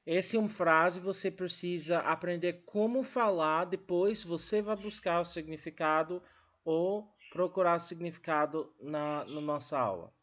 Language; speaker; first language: Portuguese; non-native, learner; English